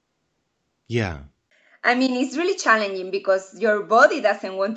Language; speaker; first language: English; non-native, fluent; Spanish